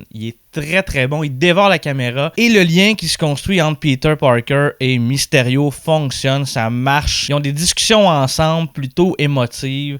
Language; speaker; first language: French; native; French